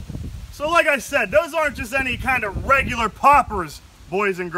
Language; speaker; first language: English; native; English